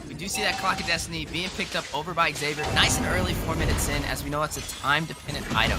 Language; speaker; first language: English; native; English